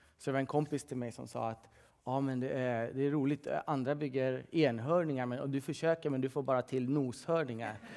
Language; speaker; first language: Swedish; early bilingual, other home language; Persian